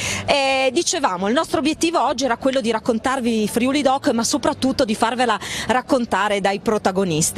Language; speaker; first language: Italian; native; Italian